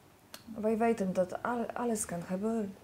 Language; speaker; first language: Dutch; non-native, learner; Polish